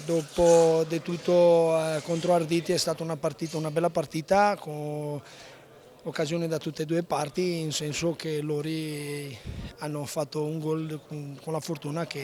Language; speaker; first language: Italian; non-native, local second language; Romanian